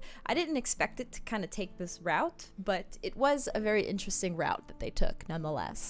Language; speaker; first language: English; native; English